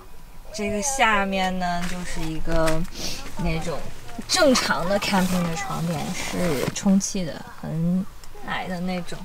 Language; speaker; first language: Chinese; native; Chinese